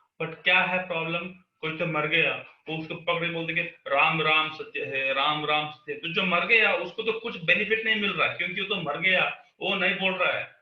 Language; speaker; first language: Hindi; non-native, local second language; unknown